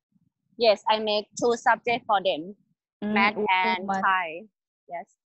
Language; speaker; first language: English; non-native, learner; Thai